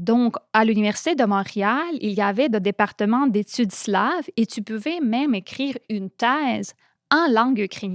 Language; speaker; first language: French; non-native, fluent; Ukrainian